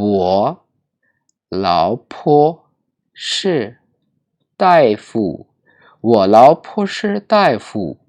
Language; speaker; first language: Chinese; non-native, learner; Urdu